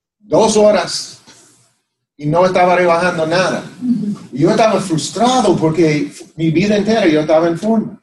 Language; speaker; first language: Spanish; non-native, fluent; English